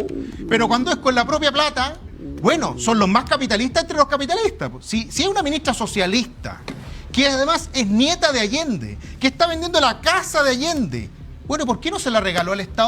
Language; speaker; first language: Spanish; native; Spanish